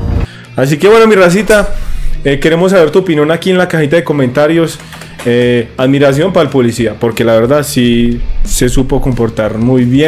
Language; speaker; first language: Spanish; native; Spanish